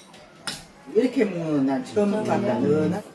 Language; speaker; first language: Korean; native; Korean